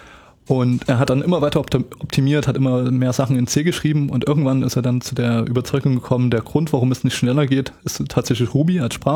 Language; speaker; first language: German; native; German